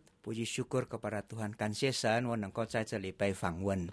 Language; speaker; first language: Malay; non-native, local second language; Chinese